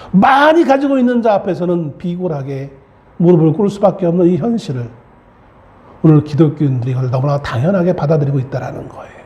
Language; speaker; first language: Korean; native; Korean